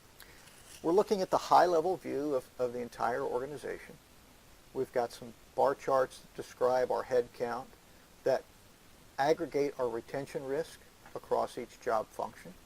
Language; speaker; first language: English; native; English